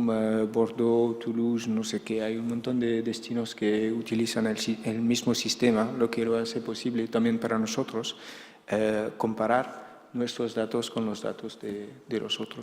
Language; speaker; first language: Spanish; non-native, fluent; Dutch